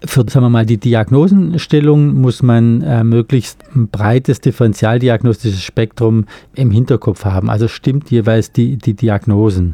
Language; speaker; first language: German; native; German